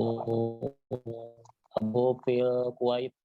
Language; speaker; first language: Arabic; non-native, learner; Indonesian